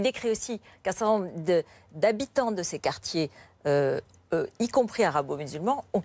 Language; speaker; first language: French; native; French